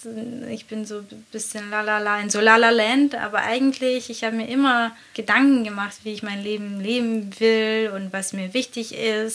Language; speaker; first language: German; non-native, fluent; Latvian